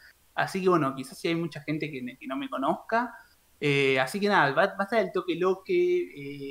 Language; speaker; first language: Spanish; native; Spanish